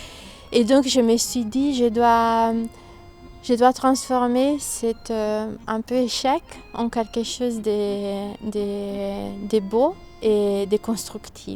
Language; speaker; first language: French; non-native, fluent; Italian